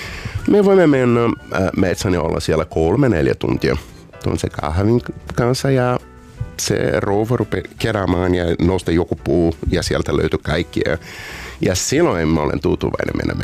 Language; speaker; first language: Finnish; non-native, fluent; Portuguese